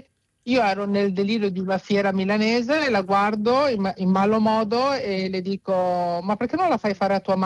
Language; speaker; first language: Italian; native; Italian